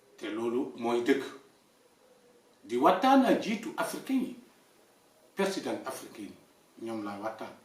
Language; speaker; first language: Wolof; non-native, local second language; Fula